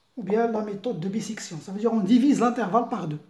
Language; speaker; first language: French; non-native, local second language; Arabic